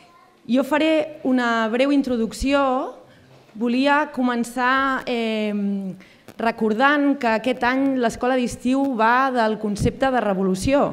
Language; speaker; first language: Catalan; native; Catalan